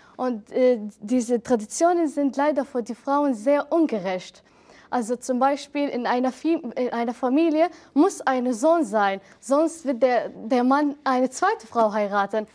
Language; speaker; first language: German; non-native, fluent; Arabic